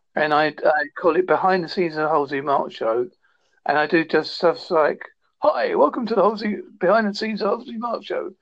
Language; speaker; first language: English; native; English